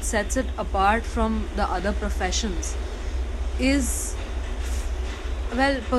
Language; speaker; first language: English; non-native, local second language; Gujarati